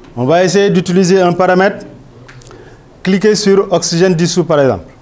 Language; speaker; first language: French; non-native, local second language; Wolof